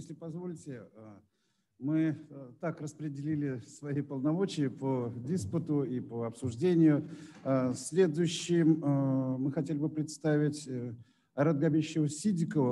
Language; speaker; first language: Russian; native; Russian